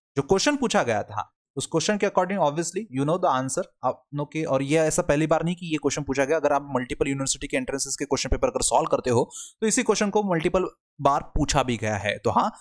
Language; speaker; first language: Hindi; non-native, local second language; Marathi